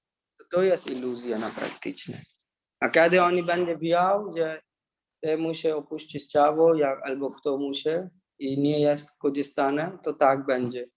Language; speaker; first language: Polish; non-native, learner; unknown